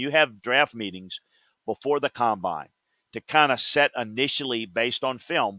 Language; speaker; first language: English; native; English